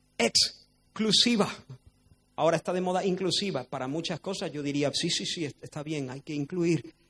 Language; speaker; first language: Spanish; native; Spanish